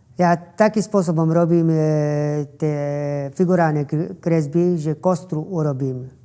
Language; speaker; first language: Slovak; non-native, local second language; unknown